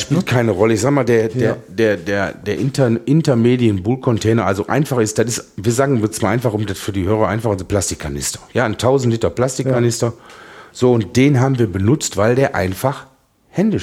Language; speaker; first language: German; native; German